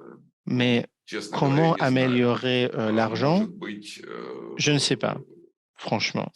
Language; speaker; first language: French; non-native, fluent; Russian